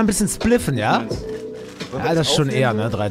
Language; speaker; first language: German; native; German